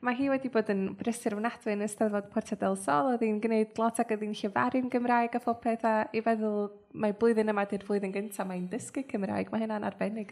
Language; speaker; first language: Welsh; native; Welsh